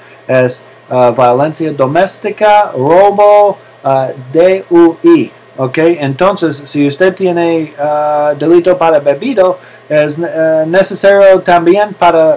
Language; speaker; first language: Spanish; non-native, learner; English